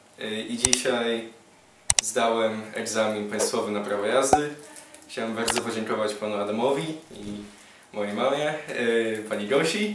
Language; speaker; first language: Polish; early bilingual, heritage; Polish